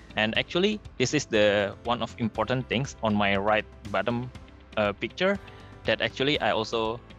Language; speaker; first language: English; non-native, fluent; Indonesian